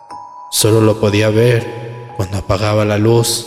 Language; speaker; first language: Spanish; native; Spanish